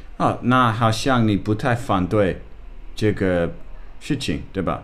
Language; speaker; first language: Chinese; non-native, fluent; English